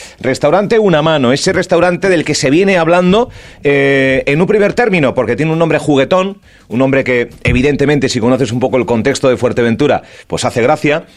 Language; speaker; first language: Spanish; native; Spanish